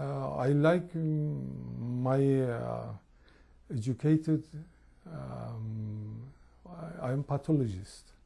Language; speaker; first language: English; non-native, learner; Persian